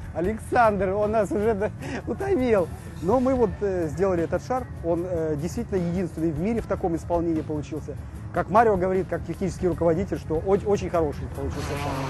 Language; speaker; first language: Russian; native; Russian